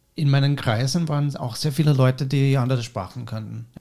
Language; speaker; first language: German; non-native, fluent; English